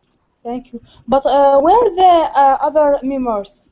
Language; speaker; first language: English; non-native, learner; Arabic